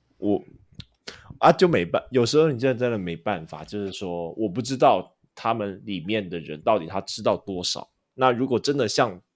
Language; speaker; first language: Chinese; non-native, local second language; Cantonese